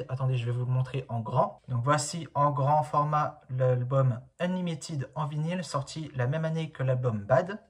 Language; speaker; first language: French; native; French